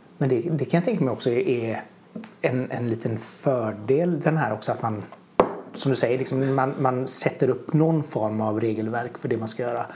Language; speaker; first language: Swedish; native; Swedish